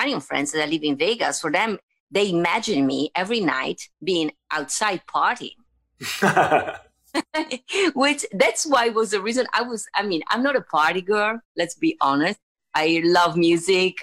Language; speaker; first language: English; non-native, fluent; Italian